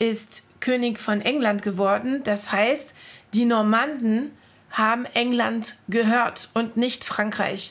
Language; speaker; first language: German; non-native, fluent; French